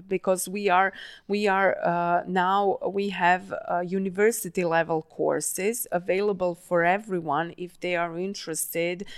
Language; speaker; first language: English; non-native, fluent; Serbian